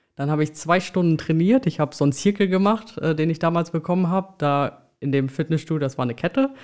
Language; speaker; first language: German; native; German